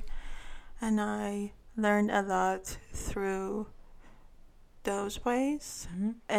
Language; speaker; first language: English; non-native, fluent; Armenian